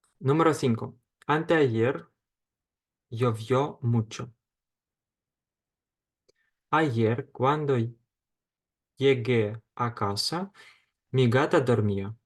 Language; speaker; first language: Spanish; non-native, fluent; Ukrainian